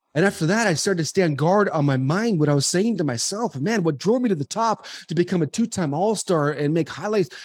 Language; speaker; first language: English; native; English